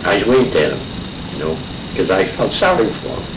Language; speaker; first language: English; native; English